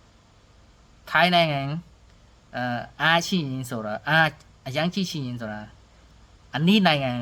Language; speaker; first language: Burmese; non-native, learner; Khmer